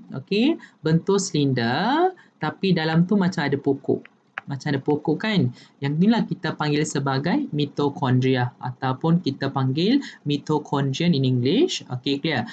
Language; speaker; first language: Malay; non-native, local second language; Tamil